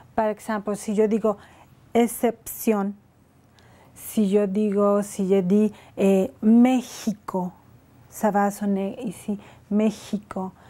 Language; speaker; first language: French; non-native, fluent; Spanish